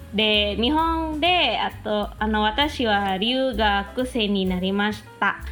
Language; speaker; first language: Japanese; non-native, fluent; Minangkabau